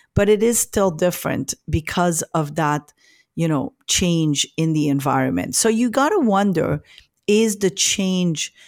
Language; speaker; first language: English; early bilingual, other home language; French